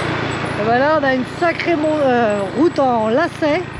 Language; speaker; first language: French; native; French